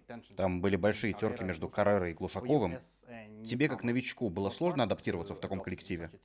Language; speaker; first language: Russian; native; Russian